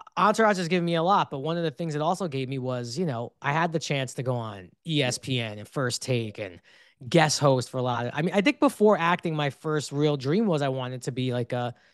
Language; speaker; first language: English; native; English